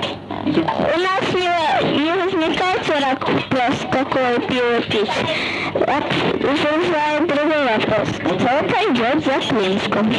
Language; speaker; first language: Russian; native; Russian